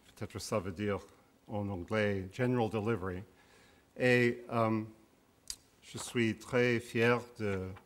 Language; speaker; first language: French; non-native, fluent; English